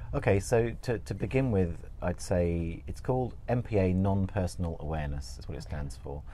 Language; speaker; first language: English; native; English